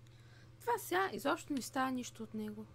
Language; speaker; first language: Bulgarian; native; Bulgarian